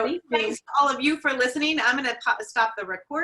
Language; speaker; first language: English; native; English